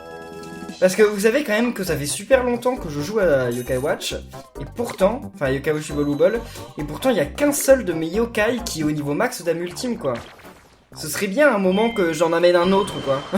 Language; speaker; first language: French; native; French